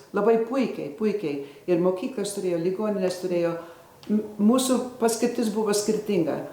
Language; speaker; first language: Lithuanian; early bilingual, heritage; Lithuanian